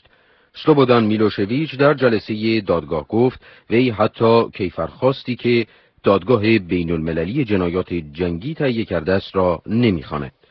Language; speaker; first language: Persian; native; Persian